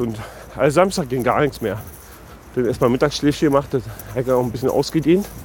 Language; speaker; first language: German; native; German